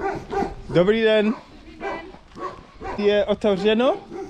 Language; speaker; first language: Czech; non-native, learner; English